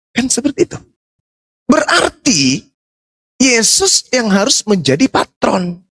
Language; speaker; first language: Indonesian; native; Indonesian